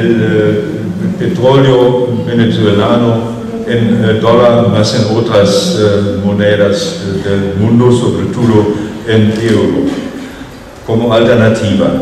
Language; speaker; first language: Spanish; non-native, fluent; German